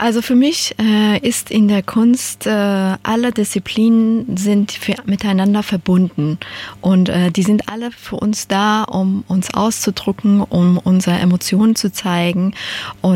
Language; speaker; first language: German; non-native, fluent; Persian